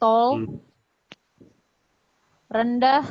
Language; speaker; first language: English; non-native, fluent; Indonesian